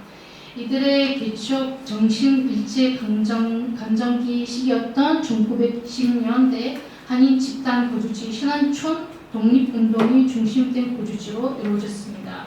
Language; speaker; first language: Korean; early bilingual, heritage; Russian